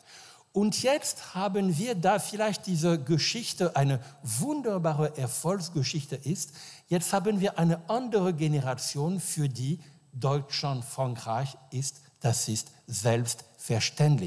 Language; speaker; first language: German; non-native, fluent; French